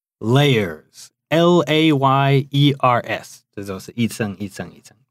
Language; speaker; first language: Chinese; non-native, fluent; English